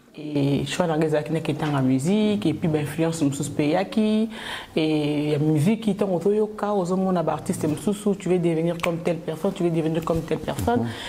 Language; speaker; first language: French; non-native, local second language; Lingala